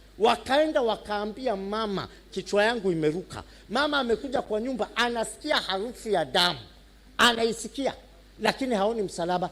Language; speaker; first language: Swahili; non-native, fluent; Somali